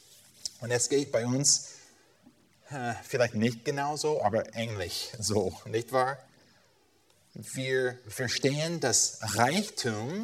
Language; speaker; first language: German; non-native, fluent; English